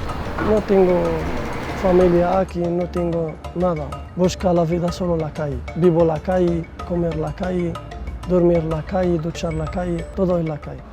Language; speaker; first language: Spanish; non-native, learner; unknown